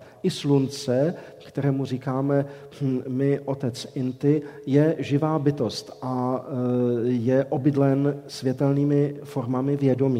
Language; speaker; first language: Czech; native; Czech